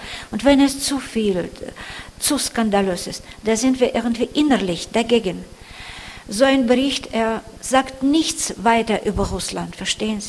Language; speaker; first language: German; non-native, fluent; Russian